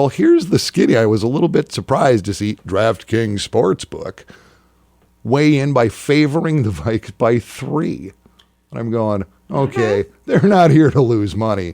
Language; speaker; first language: English; native; English